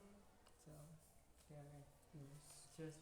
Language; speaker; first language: English; non-native, learner; Indonesian